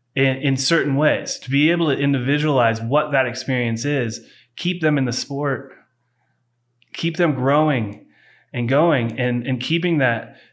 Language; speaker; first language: English; native; English